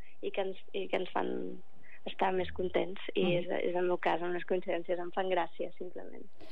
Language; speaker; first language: Catalan; non-native, local second language; English